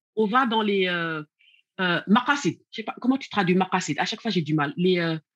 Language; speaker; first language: French; non-native, local second language; Wolof